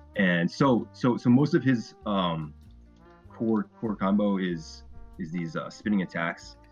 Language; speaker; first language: English; native; English